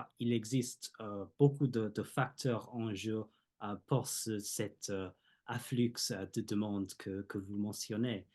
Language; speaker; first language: French; non-native, fluent; English